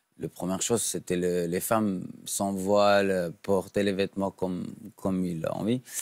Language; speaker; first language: French; non-native, fluent; Persian